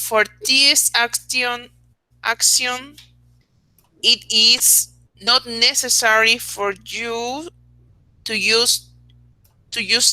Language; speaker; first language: English; non-native, learner; Spanish